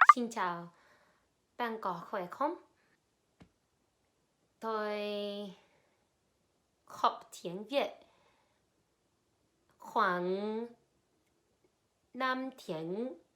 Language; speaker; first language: Vietnamese; non-native, learner; English